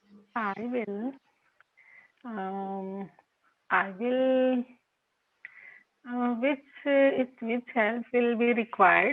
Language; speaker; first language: English; non-native, local second language; Hindi